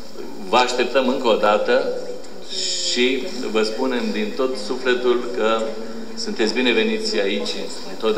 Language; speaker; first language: Romanian; native; Romanian